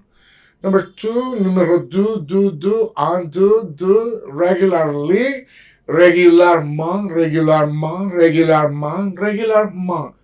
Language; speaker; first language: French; non-native, fluent; Spanish